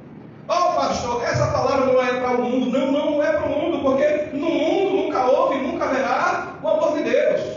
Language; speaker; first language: Portuguese; native; Portuguese